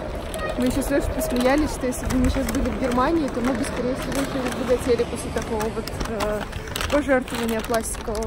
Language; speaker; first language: Russian; native; Russian